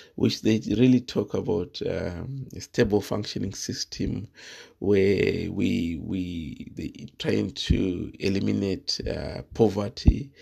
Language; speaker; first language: English; non-native, local second language; Shona